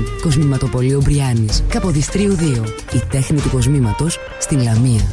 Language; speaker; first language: Greek; native; Greek